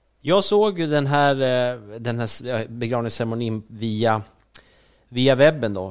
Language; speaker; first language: Swedish; native; Swedish